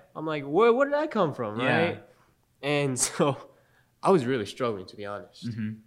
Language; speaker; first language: English; non-native, fluent; Japanese